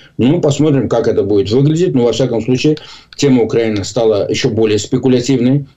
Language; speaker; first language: Russian; non-native, local second language; Azerbaijani